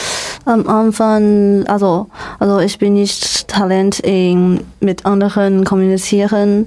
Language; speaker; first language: German; non-native, learner; Chinese